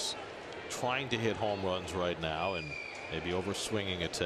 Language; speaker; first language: English; native; English